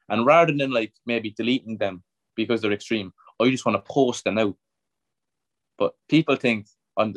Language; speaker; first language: English; native; English